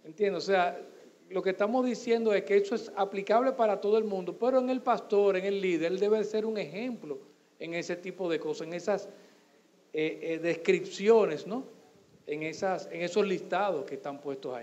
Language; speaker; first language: Spanish; native; Spanish